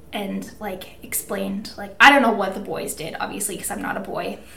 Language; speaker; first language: English; native; English